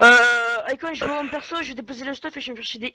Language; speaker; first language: French; native; French